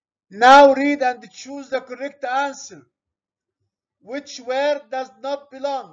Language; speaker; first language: English; non-native, fluent; Arabic